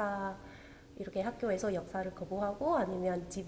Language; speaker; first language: Korean; non-native, local second language; Vietnamese